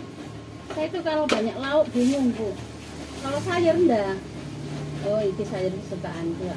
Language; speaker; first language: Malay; non-native, local second language; Javanese